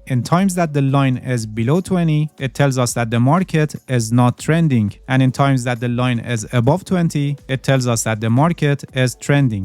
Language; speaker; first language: English; non-native, fluent; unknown